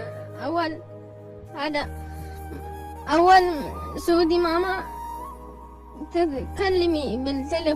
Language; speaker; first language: Arabic; non-native, learner; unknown